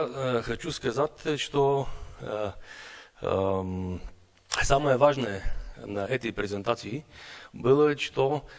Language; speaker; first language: Russian; non-native, learner; Bulgarian